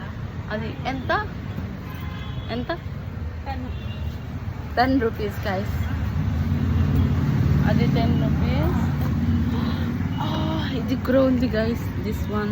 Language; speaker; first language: Telugu; non-native, learner; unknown